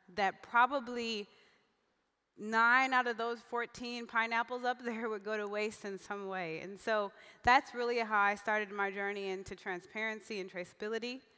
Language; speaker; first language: English; native; English